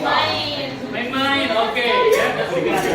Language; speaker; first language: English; non-native, fluent; Indonesian